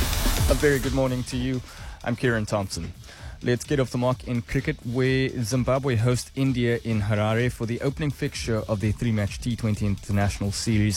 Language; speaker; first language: English; native; English